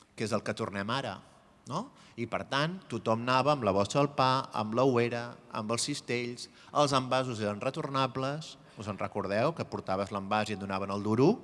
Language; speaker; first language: Catalan; native; Catalan